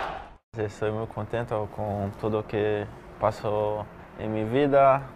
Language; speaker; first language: Spanish; non-native, learner; Portuguese